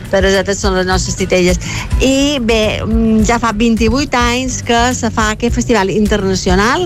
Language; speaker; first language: Catalan; native; Catalan